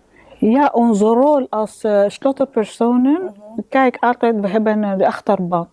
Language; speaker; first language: Dutch; non-native, learner; Arabic